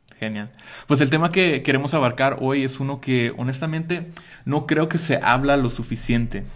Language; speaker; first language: Spanish; early bilingual, heritage; Spanish